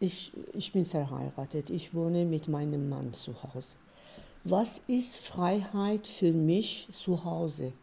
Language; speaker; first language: German; non-native, fluent; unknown